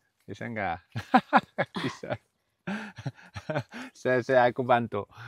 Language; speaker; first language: Indonesian; non-native, learner; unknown